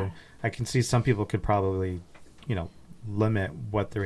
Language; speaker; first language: English; native; English